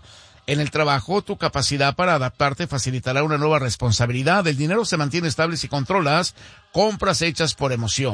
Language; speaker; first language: Spanish; native; Spanish